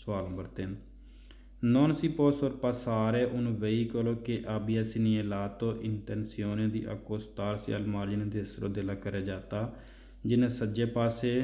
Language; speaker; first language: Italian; non-native, fluent; Punjabi